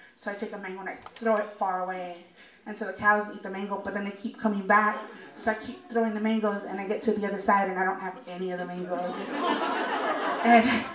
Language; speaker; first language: English; early bilingual, other home language; Spanish